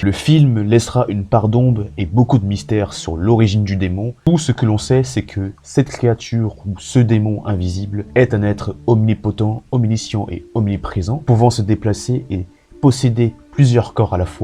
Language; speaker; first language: French; native; French